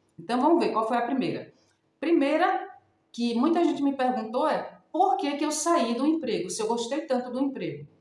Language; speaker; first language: Portuguese; native; Portuguese